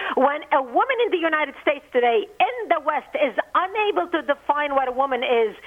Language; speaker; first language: English; non-native, fluent; Arabic